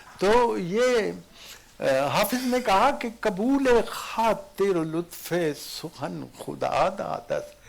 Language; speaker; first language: Urdu; non-native, local second language; Punjabi